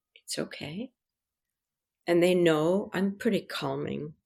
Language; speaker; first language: English; early bilingual, other home language; French